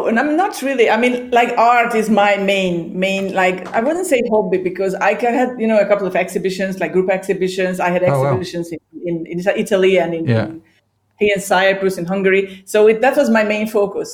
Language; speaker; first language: English; non-native, fluent; Hungarian